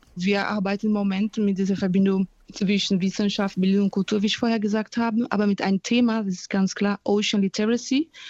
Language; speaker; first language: German; non-native, fluent; Portuguese